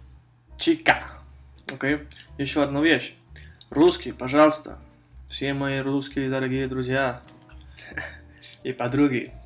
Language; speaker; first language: Russian; non-native, fluent; Spanish